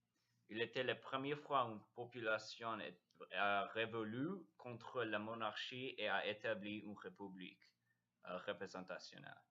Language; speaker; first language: French; non-native, learner; English